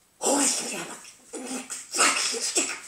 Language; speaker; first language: German; native; German